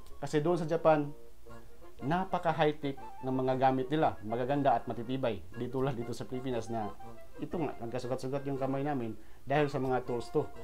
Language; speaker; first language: Filipino; non-native, local second language; Cebuano